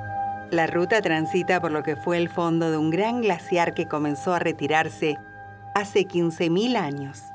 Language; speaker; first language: Spanish; native; Spanish